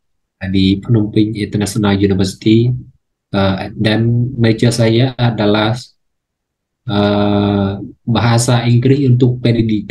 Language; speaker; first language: Indonesian; non-native, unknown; Khmer